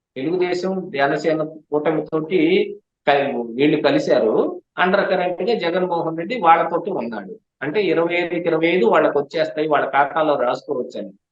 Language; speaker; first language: Telugu; native; Telugu